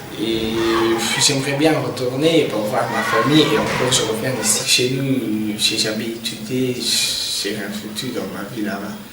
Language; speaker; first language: French; non-native, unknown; Persian